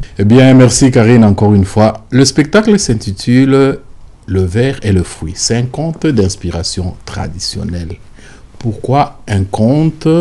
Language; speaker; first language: French; non-native, local second language; Lingala